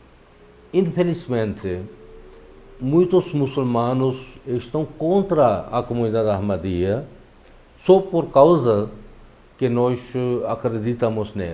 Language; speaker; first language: Portuguese; non-native, fluent; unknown